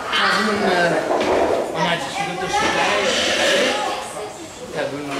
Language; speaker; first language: Japanese; non-native, learner; French